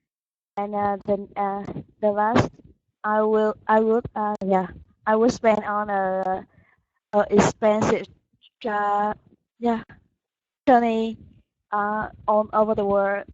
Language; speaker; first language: English; non-native, learner; Vietnamese